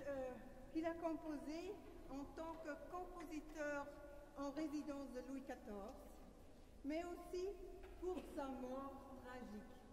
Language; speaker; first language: French; non-native, fluent; German